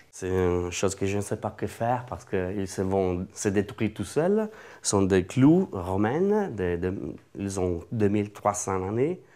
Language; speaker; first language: French; non-native, learner; Italian